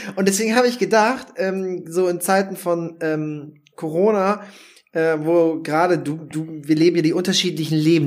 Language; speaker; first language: German; native; German